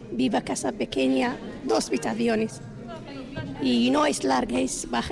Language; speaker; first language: Spanish; non-native, learner; Arabic